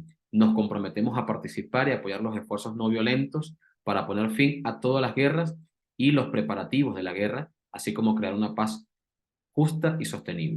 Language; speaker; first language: Spanish; native; Spanish